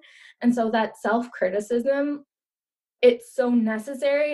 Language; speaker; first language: English; early bilingual, other home language; Urdu